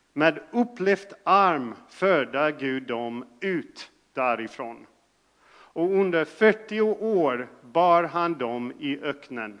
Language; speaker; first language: Swedish; non-native, fluent; English